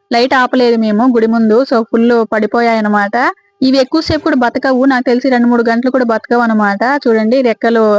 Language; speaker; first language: Telugu; native; Telugu